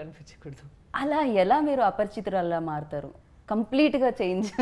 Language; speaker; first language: Telugu; native; Telugu